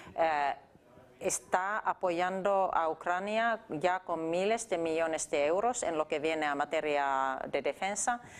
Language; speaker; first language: Spanish; non-native, fluent; Finnish